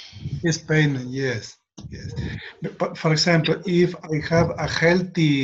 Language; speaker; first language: English; non-native, learner; Spanish